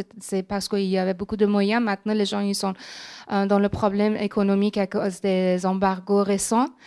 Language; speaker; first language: French; non-native, fluent; Persian